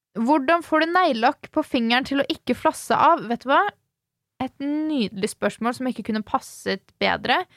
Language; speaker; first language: Norwegian; early bilingual, other home language; Swedish